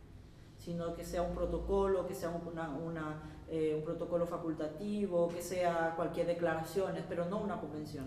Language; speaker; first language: Spanish; native; Spanish